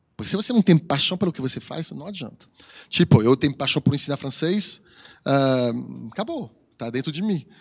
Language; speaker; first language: Portuguese; non-native, fluent; French